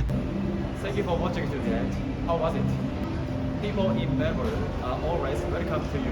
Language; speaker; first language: English; non-native, learner; Japanese